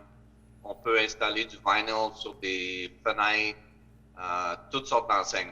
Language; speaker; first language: French; native; French